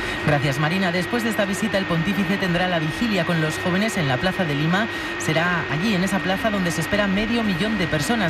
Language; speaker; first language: Spanish; native; Spanish